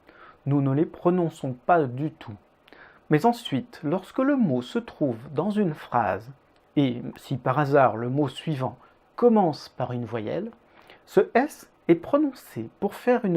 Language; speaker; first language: French; native; French